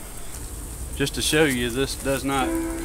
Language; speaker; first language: English; native; English